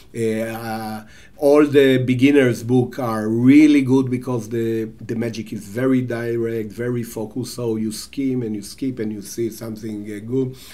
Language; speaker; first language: English; non-native, fluent; Hebrew